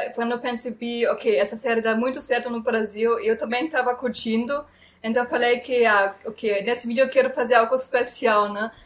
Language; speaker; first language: Portuguese; non-native, fluent; German